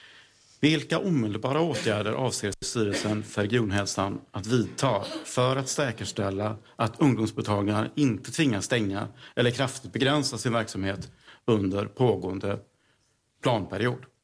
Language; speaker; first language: Swedish; native; Swedish